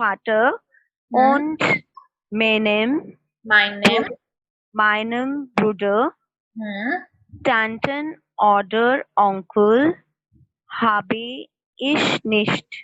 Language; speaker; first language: German; non-native, learner; Hindi